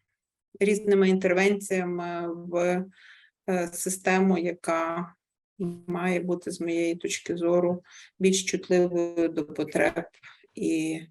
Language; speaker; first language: Ukrainian; native; Ukrainian